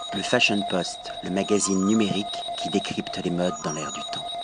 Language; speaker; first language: French; non-native, fluent; Japanese